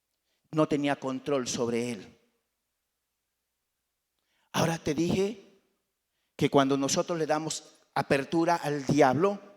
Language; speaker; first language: Spanish; native; Spanish